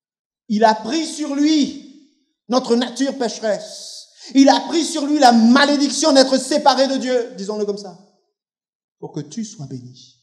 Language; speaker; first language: French; native; French